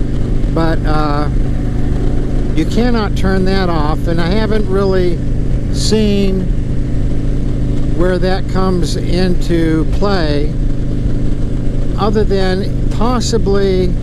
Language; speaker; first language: English; native; English